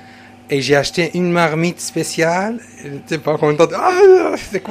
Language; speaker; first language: French; non-native, learner; Arabic